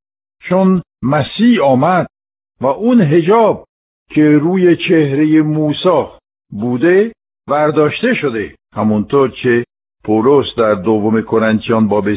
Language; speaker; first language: Persian; non-native, fluent; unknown